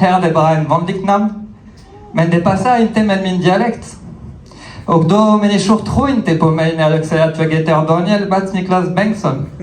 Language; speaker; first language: Swedish; non-native, fluent; French